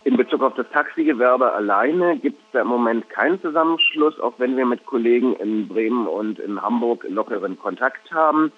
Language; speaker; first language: German; native; German